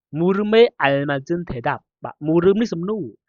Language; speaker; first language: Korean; non-native, fluent; Khmer